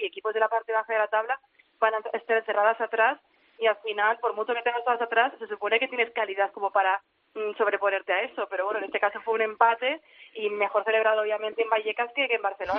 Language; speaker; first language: Spanish; native; Spanish